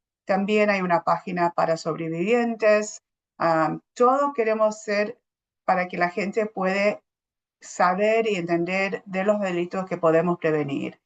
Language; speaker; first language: Spanish; non-native, fluent; English